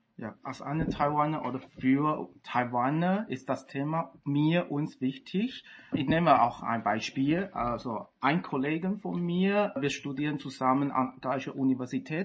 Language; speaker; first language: German; non-native, fluent; Chinese